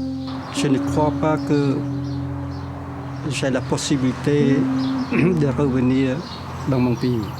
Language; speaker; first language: French; non-native, fluent; Khmer